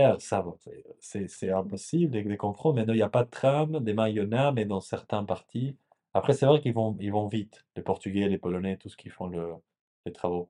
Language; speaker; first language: French; non-native, fluent; Spanish